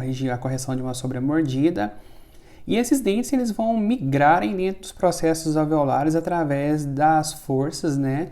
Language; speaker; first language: Portuguese; native; Portuguese